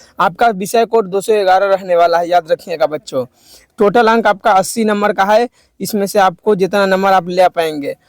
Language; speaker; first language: Hindi; native; Hindi